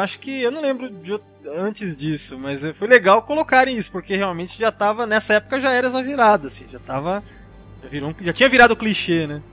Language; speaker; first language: Portuguese; native; Portuguese